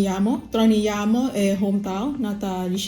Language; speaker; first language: Italian; non-native, learner; Thai